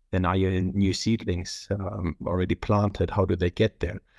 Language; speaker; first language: English; non-native, fluent; German